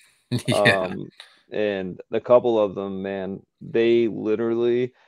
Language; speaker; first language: English; native; English